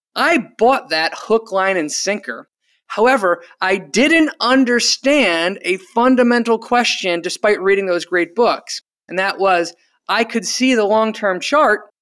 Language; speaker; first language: English; native; English